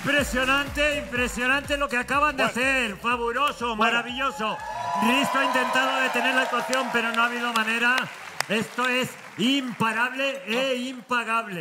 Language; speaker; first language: Spanish; native; Spanish